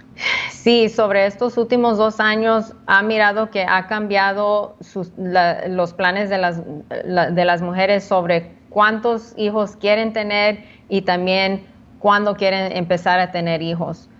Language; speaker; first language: Spanish; early bilingual, heritage; Spanish